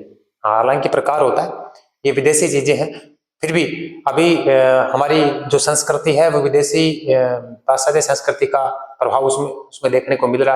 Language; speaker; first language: Hindi; native; Hindi